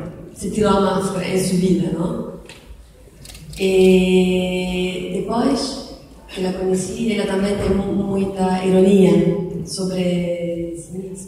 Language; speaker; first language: Portuguese; non-native, learner; Italian